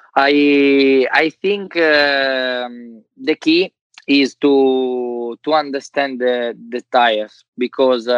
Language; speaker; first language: English; non-native, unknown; Italian